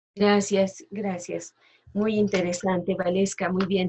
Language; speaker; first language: Spanish; native; Spanish